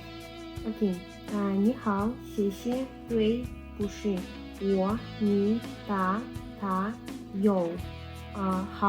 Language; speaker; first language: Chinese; non-native, learner; Russian